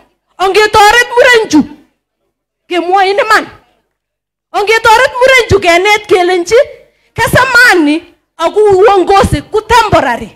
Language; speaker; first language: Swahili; non-native, local second language; Kalenjin